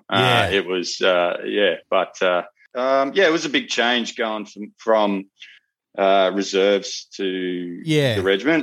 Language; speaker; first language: English; native; English